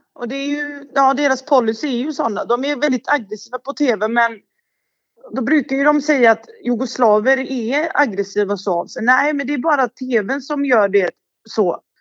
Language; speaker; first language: Swedish; early bilingual, other home language; Bosnian